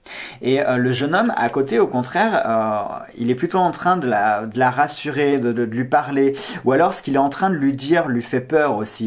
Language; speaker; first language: French; native; French